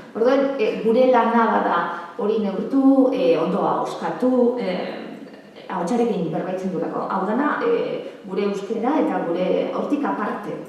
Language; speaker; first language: Basque; native; Basque